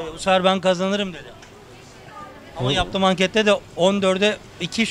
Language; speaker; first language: Turkish; native; Turkish